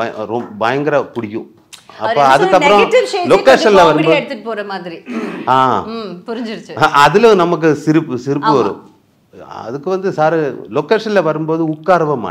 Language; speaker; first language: Tamil; non-native, learner; Malayalam